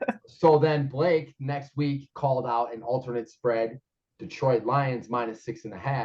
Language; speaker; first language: English; native; English